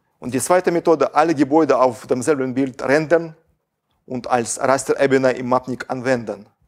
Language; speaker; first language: German; non-native, fluent; Russian